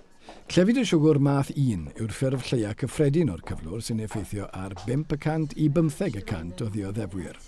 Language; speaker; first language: Welsh; native; Welsh